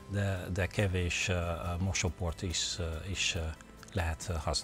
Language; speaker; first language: Hungarian; non-native, learner; Dutch